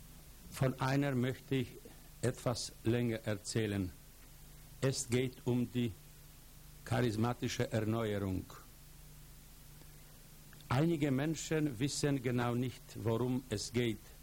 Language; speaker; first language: German; non-native, fluent; Polish